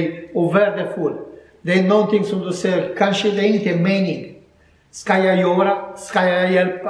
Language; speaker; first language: Swedish; non-native, learner; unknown